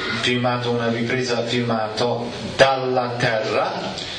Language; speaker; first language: Italian; native; Italian